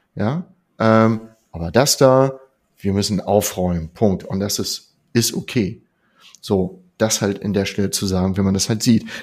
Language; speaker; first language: German; native; German